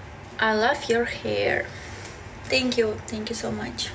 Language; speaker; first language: English; non-native, learner; Belarusian